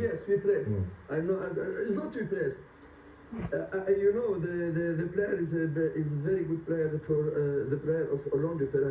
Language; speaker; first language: English; non-native, learner; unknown